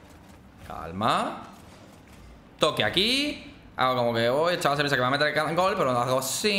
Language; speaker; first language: Spanish; native; Spanish